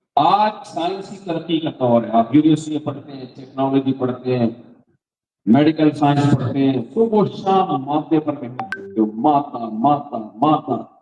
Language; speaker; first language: Urdu; native; Urdu